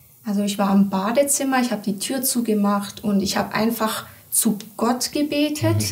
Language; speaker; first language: German; early bilingual, other home language; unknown